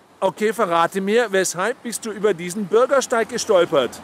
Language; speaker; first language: German; native; German